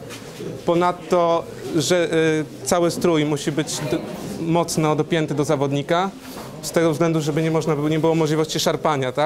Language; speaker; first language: Polish; native; Polish